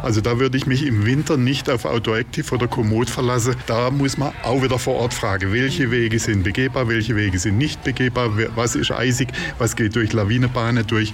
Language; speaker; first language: German; native; German